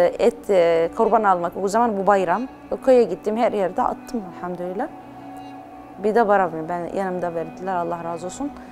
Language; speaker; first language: Turkish; non-native, learner; Arabic